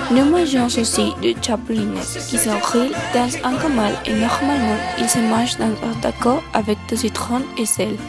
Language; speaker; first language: French; non-native, learner; Spanish